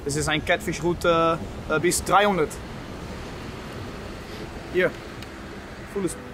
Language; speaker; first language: German; non-native, learner; Dutch